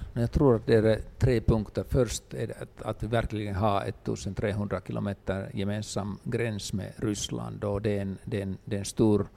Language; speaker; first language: Swedish; non-native, local second language; Finnish